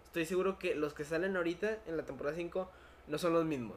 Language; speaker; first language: Spanish; native; Spanish